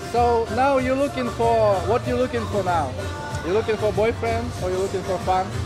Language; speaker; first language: English; non-native, learner; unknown